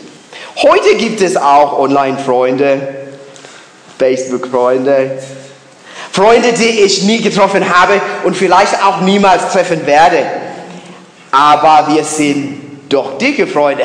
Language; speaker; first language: German; non-native, learner; English